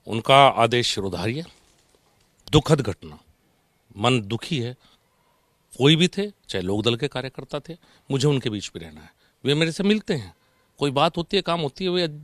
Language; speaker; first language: Hindi; native; Hindi